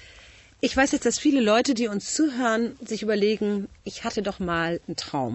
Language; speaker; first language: German; native; German